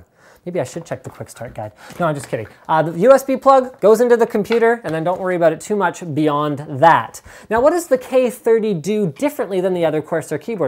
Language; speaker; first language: English; native; English